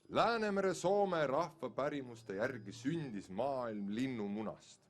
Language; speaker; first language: Estonian; native; Estonian